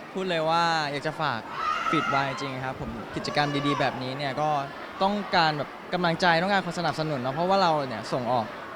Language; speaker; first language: Thai; native; Thai